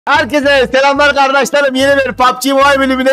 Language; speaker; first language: Turkish; native; Turkish